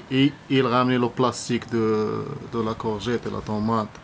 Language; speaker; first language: French; non-native, learner; Arabic